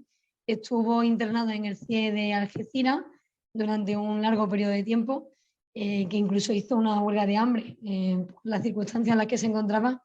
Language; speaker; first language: Spanish; native; Spanish